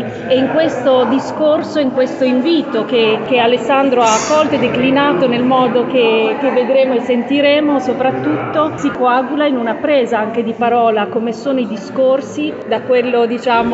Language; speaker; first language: Italian; native; Italian